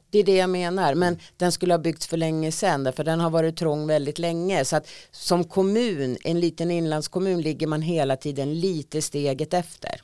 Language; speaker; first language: Swedish; native; Swedish